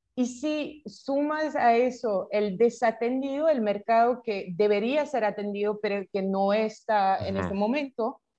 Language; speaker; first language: Spanish; non-native, fluent; French